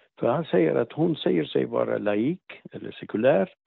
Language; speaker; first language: Swedish; non-native, fluent; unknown